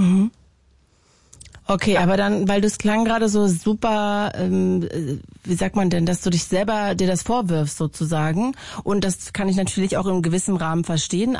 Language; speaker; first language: German; native; German